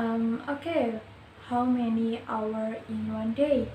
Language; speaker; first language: English; non-native, learner; Indonesian